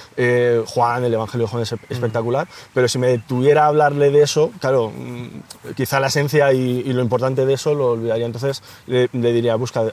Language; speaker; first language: Spanish; native; Spanish